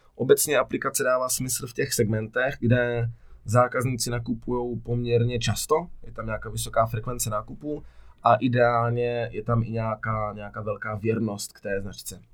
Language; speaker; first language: Czech; native; Czech